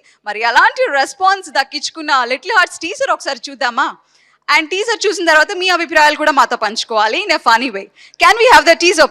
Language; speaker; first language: Telugu; native; Telugu